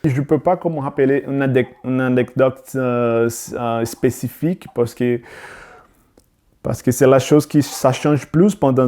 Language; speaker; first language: French; non-native, learner; Portuguese